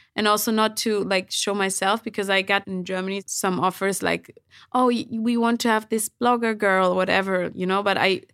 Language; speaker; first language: English; non-native, fluent; German